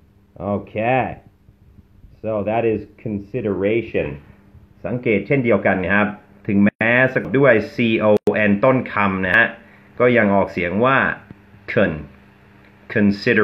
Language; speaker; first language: Thai; non-native, fluent; English